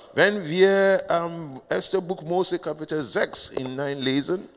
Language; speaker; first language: German; non-native, learner; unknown